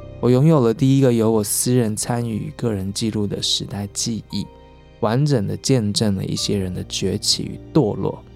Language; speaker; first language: Chinese; native; Chinese